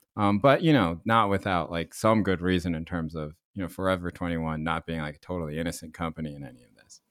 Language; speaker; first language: English; native; English